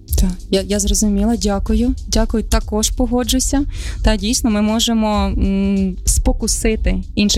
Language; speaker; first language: Ukrainian; native; Ukrainian